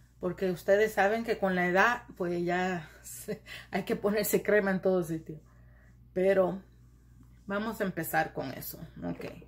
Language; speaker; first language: Spanish; early bilingual, heritage; Spanish